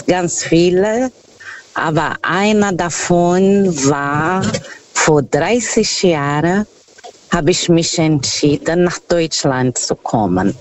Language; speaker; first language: German; non-native, fluent; Portuguese